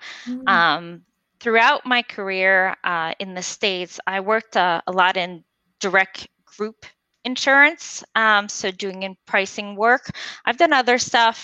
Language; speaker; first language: English; non-native, fluent; French